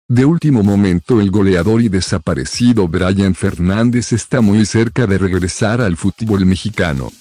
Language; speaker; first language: Spanish; native; Spanish